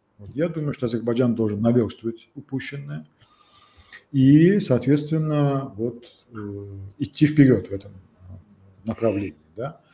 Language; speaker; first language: Russian; non-native, local second language; Azerbaijani